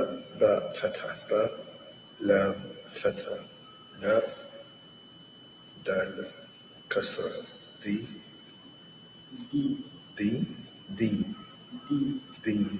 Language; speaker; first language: Arabic; non-native, learner; English